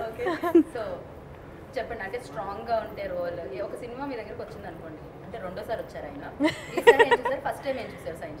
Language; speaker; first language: Telugu; native; Telugu